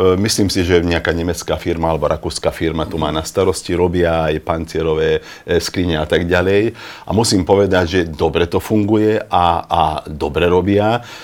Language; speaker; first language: Slovak; non-native, local second language; Hungarian